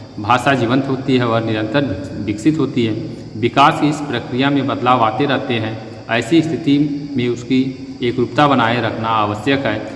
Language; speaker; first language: Hindi; native; Hindi